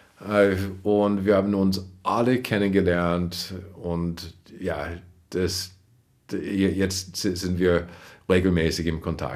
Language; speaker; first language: German; non-native, fluent; English